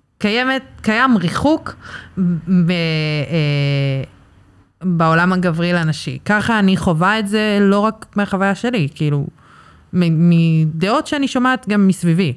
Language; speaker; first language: Hebrew; early bilingual, other home language; English